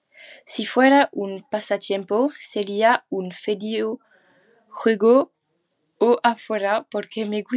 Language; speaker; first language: Spanish; non-native, learner; French